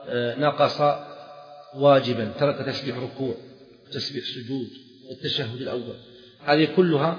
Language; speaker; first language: Arabic; native; Arabic